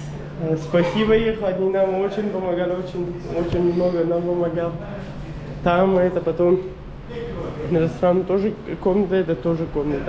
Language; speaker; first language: Russian; non-native, learner; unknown